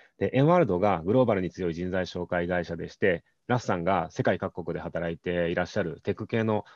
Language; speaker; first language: Japanese; native; Japanese